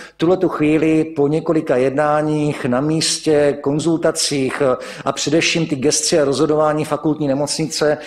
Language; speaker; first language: Czech; native; Czech